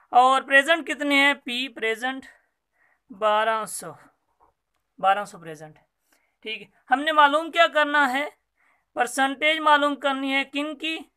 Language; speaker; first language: Urdu; non-native, local second language; Sindhi